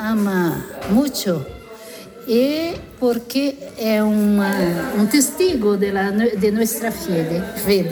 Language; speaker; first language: Spanish; non-native, learner; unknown